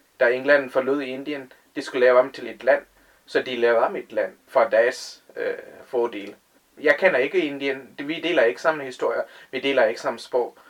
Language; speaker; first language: Danish; non-native, fluent; Tamil